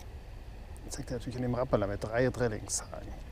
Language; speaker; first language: German; native; German